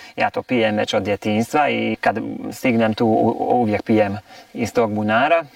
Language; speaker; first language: Croatian; early bilingual, heritage; Croatian